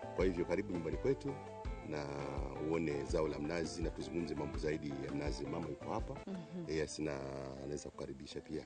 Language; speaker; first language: Swahili; native; Swahili